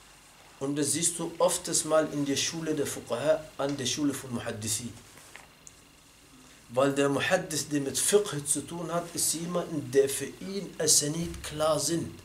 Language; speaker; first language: German; non-native, fluent; Arabic